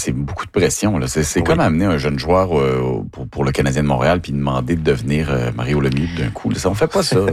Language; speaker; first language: French; native; French